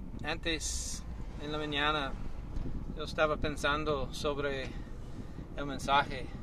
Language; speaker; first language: Spanish; non-native, learner; English